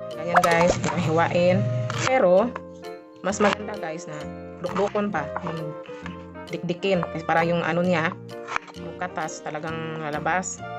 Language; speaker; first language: Filipino; non-native, local second language; Cebuano